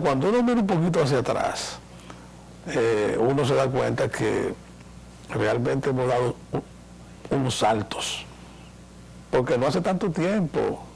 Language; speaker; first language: Spanish; native; Spanish